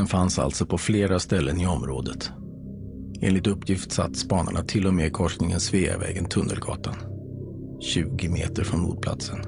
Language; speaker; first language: Swedish; native; Swedish